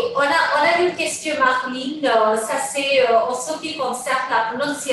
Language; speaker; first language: French; non-native, fluent; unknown